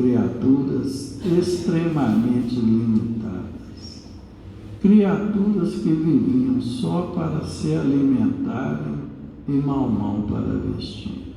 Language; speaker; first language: Portuguese; native; Portuguese